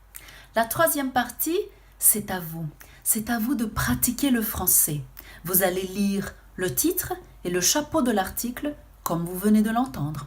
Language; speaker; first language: French; non-native, fluent; Portuguese